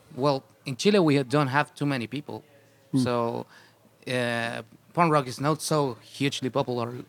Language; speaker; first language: English; non-native, fluent; Spanish